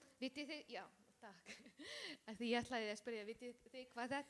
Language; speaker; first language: Icelandic; non-native, learner; Spanish